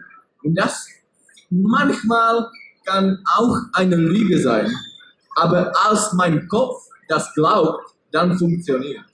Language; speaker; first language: German; non-native, learner; Czech